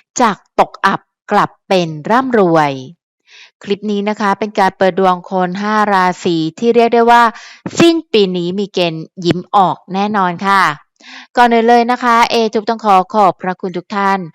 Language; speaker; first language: Thai; native; Thai